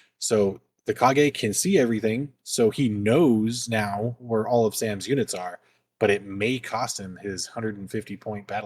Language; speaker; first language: English; native; English